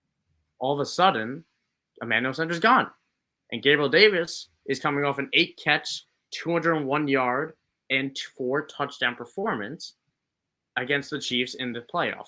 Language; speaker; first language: English; native; English